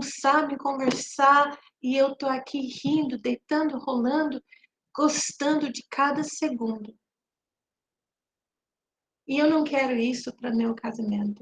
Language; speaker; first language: Portuguese; non-native, fluent; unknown